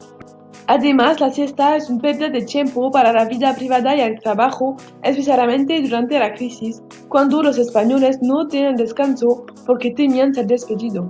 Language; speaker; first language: Spanish; non-native, learner; French